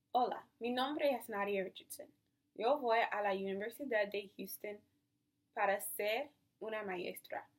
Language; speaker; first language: Spanish; non-native, learner; English